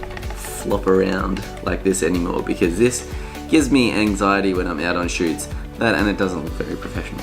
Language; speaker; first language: English; native; English